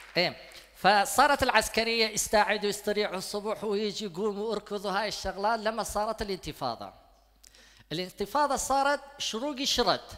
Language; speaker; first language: Arabic; non-native, local second language; Kurdish